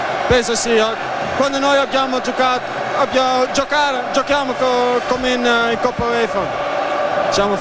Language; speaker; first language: Italian; non-native, learner; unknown